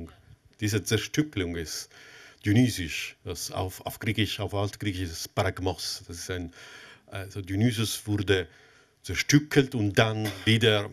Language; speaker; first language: German; non-native, fluent; Italian